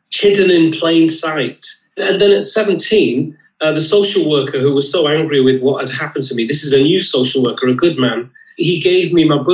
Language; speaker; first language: English; native; English